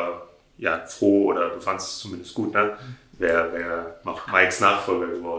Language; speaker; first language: German; native; German